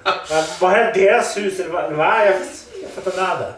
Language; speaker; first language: Swedish; non-native, learner; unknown